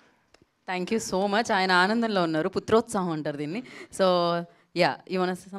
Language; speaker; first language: Telugu; native; Telugu